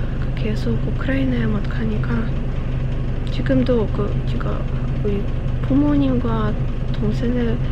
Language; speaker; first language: Korean; non-native, fluent; Ukrainian